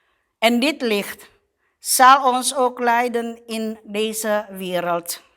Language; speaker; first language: Dutch; non-native, fluent; Indonesian